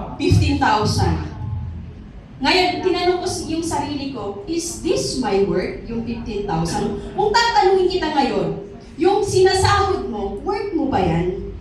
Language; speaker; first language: Filipino; non-native, local second language; Masbatenyo